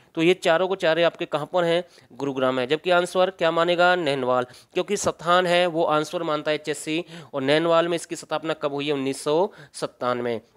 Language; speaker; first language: Hindi; native; Hindi